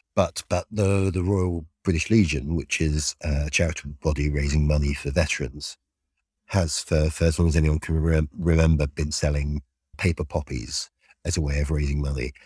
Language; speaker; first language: English; native; English